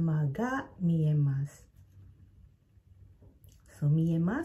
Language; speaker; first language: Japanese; non-native, fluent; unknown